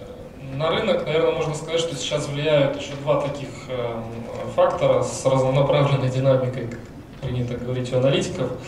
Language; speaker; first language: Russian; native; Russian